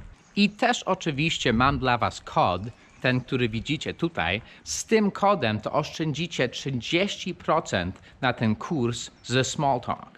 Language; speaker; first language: Polish; non-native, fluent; English